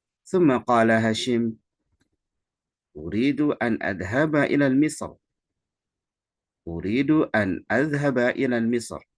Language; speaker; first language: Arabic; non-native, fluent; Indonesian